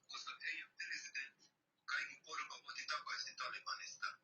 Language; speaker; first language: Finnish; non-native, learner; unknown